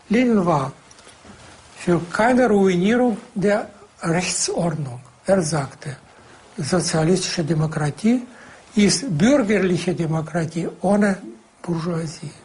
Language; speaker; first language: German; non-native, fluent; Russian